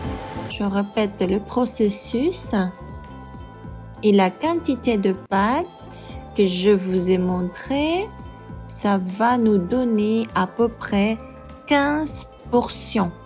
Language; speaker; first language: French; non-native, fluent; Spanish